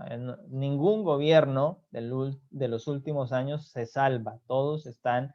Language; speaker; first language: Spanish; native; Spanish